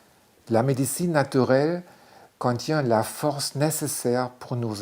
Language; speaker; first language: French; non-native, fluent; German